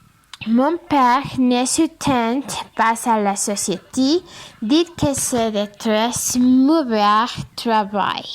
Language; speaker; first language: French; non-native, learner; Spanish